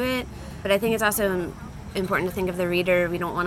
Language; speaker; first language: English; native; English